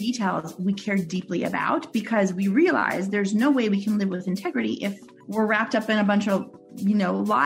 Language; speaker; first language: English; early bilingual, other home language; Russian